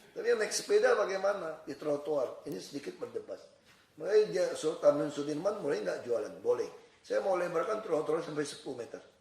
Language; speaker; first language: Indonesian; native; Indonesian